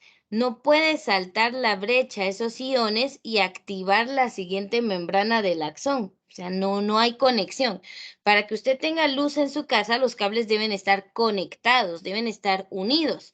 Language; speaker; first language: Spanish; native; Spanish